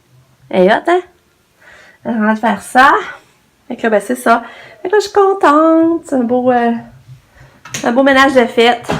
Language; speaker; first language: French; native; French